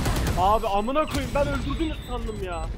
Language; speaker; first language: Turkish; native; Turkish